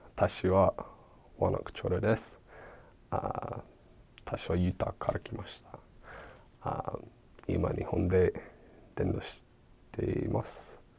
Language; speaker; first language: Japanese; non-native, learner; English